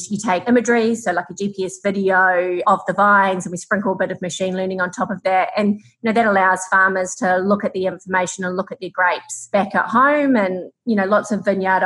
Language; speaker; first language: English; native; English